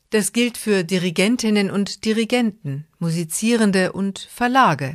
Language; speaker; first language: German; native; German